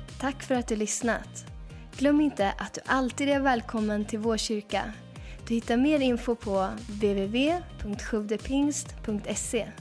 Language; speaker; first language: Swedish; native; Swedish